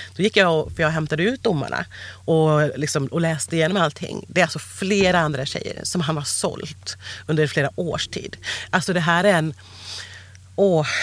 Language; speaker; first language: Swedish; native; Swedish